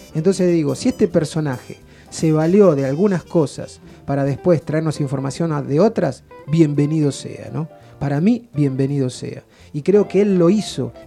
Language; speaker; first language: Spanish; native; Spanish